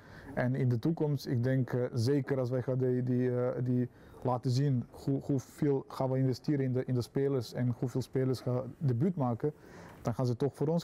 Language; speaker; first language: Dutch; non-native, fluent; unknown